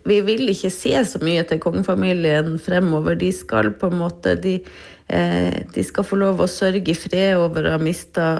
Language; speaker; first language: Norwegian; native; Norwegian